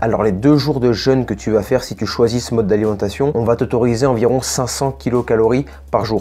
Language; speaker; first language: French; native; French